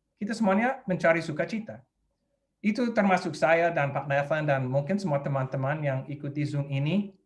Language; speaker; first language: Indonesian; non-native, fluent; English